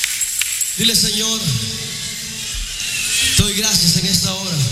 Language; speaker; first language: Spanish; native; Spanish